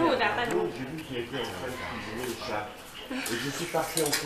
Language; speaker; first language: French; non-native, fluent; Italian